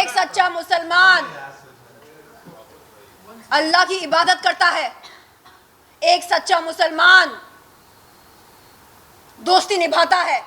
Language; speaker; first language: Hindi; native; Hindi